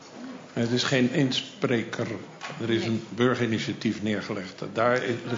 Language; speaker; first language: Dutch; native; Dutch